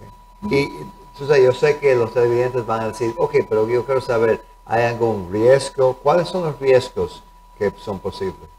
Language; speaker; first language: Spanish; early bilingual, heritage; Spanish